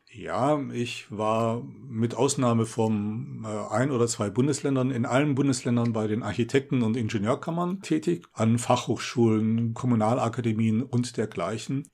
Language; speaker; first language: German; native; German